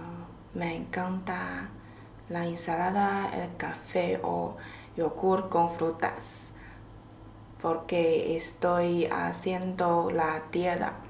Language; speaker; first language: Spanish; non-native, learner; Chinese